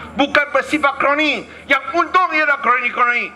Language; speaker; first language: Malay; non-native, local second language; Chinese